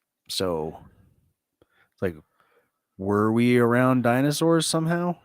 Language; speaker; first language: English; native; English